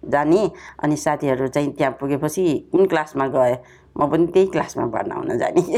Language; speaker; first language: Nepali; non-native, local second language; Newari